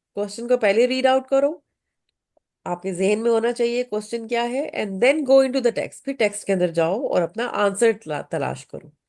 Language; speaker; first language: Urdu; native; Urdu